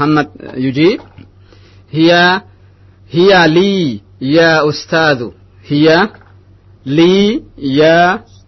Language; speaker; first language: Arabic; non-native, fluent; Indonesian